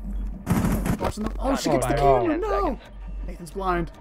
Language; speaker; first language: English; native; English